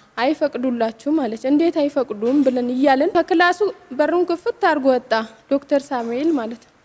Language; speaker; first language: Amharic; non-native, local second language; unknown